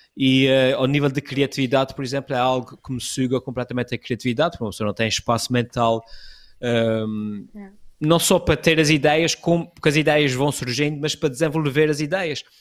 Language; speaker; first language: Portuguese; native; Portuguese